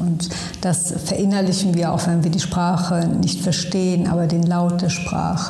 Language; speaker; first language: German; early bilingual, other home language; Turkish